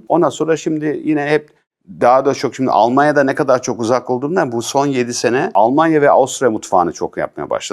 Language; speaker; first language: Turkish; early bilingual, heritage; Turkish